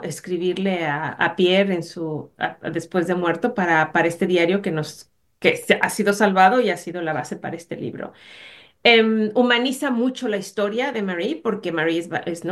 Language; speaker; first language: Spanish; native; Spanish